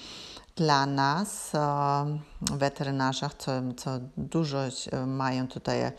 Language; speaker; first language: Polish; non-native, learner; German